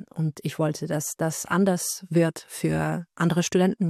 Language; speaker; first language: German; non-native, fluent; Dutch